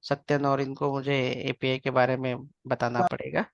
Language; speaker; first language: Hindi; non-native, local second language; Marathi